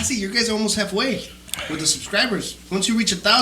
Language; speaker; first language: English; early bilingual, other home language; Spanish